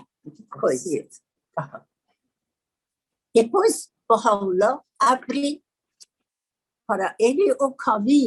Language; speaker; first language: Portuguese; non-native, learner; Persian